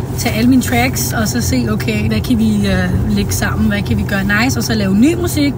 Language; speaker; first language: Danish; native; Danish